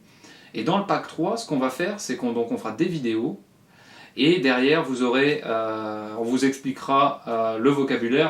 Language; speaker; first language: French; native; French